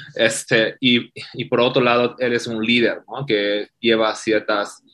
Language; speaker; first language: Spanish; non-native, fluent; Chinese